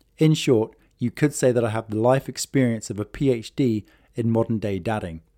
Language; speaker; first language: English; native; English